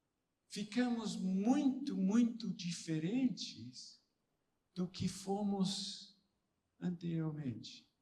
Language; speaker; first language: Portuguese; non-native, fluent; English